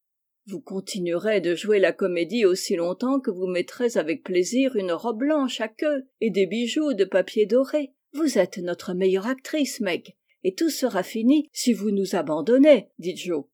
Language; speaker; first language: French; native; French